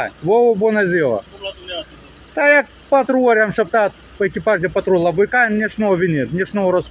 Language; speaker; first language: Russian; native; Russian